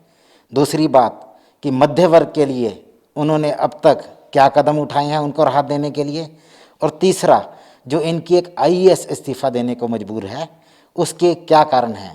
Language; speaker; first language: Hindi; native; Hindi